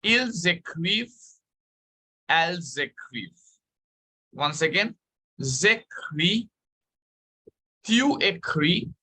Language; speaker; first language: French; non-native, fluent; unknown